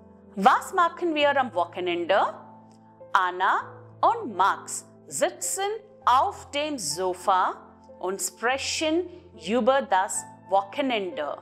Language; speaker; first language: German; non-native, fluent; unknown